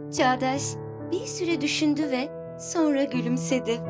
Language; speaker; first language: Turkish; native; Turkish